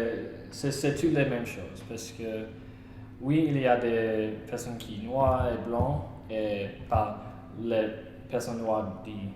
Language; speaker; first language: French; non-native, learner; English